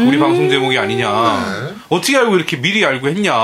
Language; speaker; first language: Korean; native; Korean